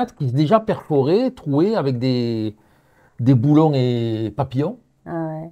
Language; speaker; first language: French; native; French